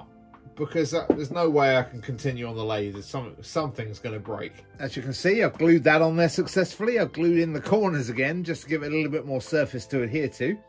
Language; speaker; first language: English; native; English